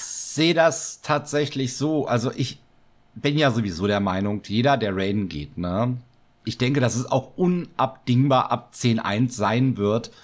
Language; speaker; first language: German; native; German